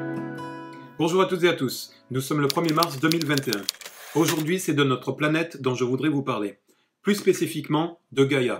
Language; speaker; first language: French; native; French